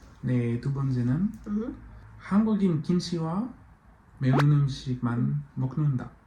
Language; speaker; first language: Korean; non-native, learner; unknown